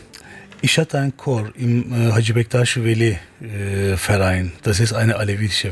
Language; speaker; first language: German; non-native, fluent; Turkish